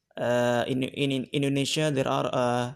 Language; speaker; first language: English; non-native, learner; Indonesian